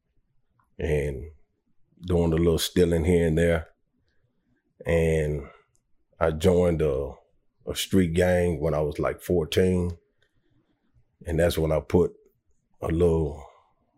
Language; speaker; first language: English; native; English